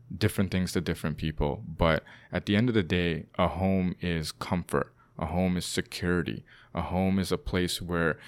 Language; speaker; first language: English; native; English